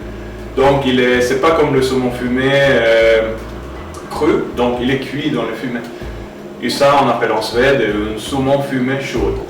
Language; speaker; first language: French; non-native, fluent; Swedish